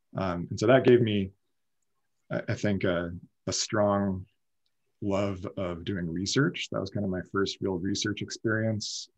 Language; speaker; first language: English; native; English